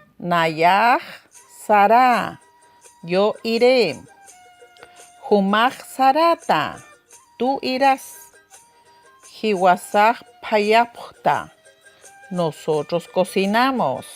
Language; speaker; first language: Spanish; non-native, local second language; Aymara